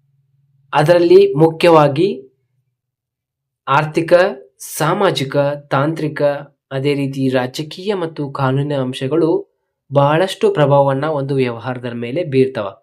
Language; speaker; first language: Kannada; native; Kannada